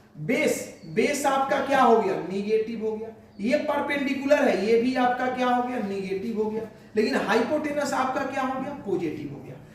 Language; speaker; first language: Hindi; native; Hindi